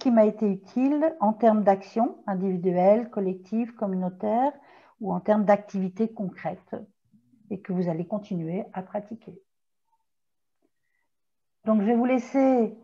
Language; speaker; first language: French; native; French